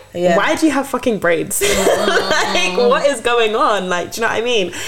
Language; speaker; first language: English; native; English